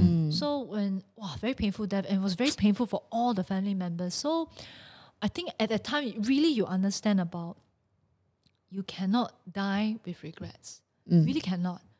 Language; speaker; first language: English; non-native, local second language; Chinese